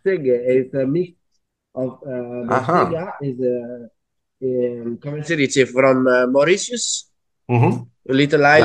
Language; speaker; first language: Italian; non-native, learner; French